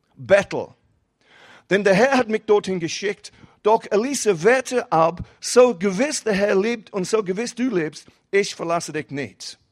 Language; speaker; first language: German; non-native, fluent; English